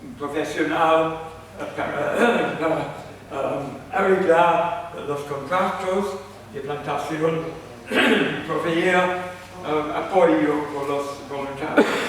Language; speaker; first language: Spanish; non-native, fluent; English